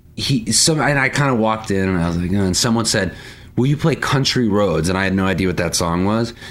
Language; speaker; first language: English; native; English